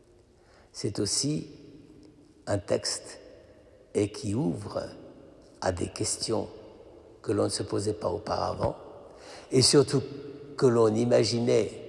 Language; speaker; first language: French; native; French